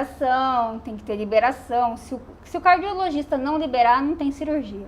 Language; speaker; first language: Portuguese; native; Portuguese